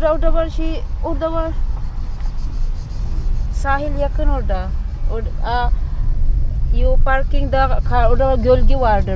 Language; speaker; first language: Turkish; non-native, learner; Filipino